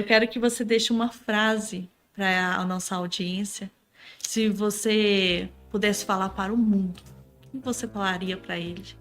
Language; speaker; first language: Portuguese; native; Portuguese